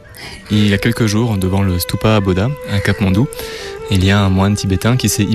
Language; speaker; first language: French; native; French